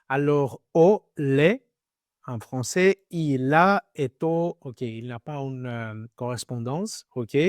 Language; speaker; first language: French; non-native, learner; Greek